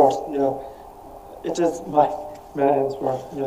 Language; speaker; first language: English; non-native, learner; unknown